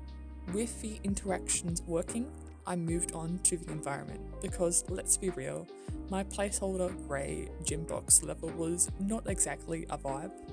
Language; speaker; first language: English; native; English